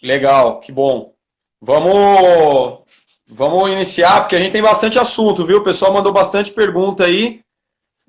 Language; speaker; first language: Portuguese; native; Portuguese